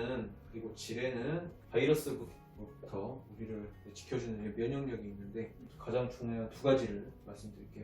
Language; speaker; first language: Korean; native; Korean